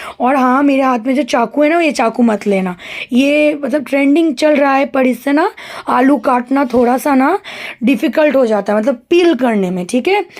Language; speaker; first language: Hindi; non-native, local second language; Bangla